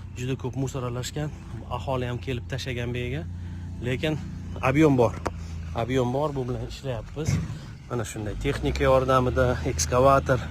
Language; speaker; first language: Uzbek; non-native, local second language; Russian